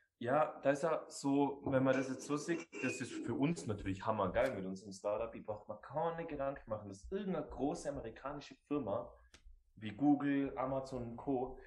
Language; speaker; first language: German; native; German